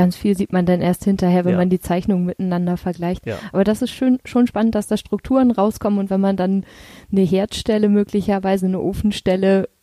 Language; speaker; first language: German; native; German